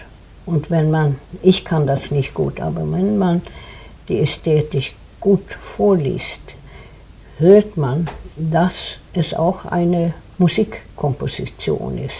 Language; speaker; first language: German; non-native, fluent; Swedish